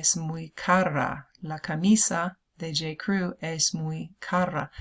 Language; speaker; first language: Spanish; non-native, fluent; English